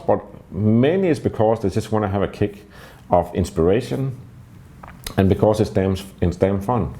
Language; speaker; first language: English; non-native, fluent; Danish